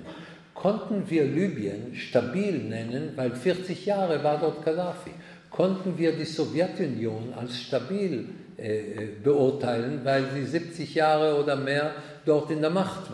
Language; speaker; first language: German; non-native, fluent; Hebrew